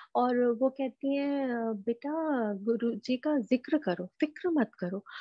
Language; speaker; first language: Hindi; native; Hindi